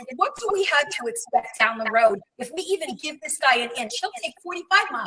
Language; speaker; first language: English; native; English